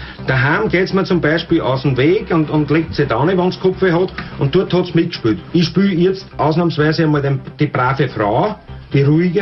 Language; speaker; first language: German; native; German